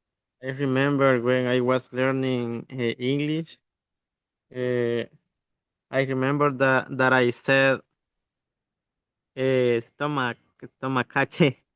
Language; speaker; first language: English; non-native, learner; Spanish